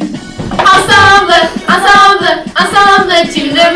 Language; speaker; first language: French; non-native, local second language; English